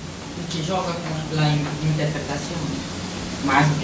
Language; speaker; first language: Spanish; non-native, fluent; Portuguese